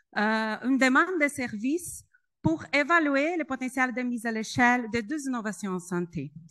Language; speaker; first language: French; non-native, fluent; Portuguese